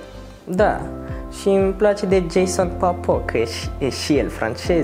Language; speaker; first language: Romanian; non-native, learner; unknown